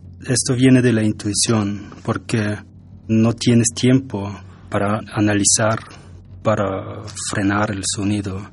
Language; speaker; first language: Spanish; non-native, fluent; German